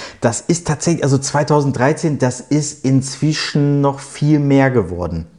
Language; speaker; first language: German; early bilingual, other home language; Turkish